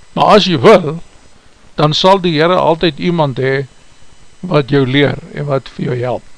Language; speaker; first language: Afrikaans; native; Afrikaans